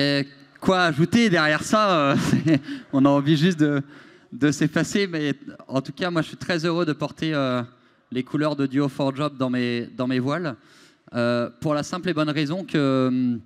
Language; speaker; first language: French; native; French